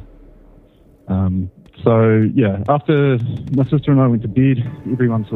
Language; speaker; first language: English; native; English